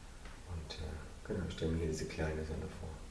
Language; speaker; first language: German; non-native, fluent; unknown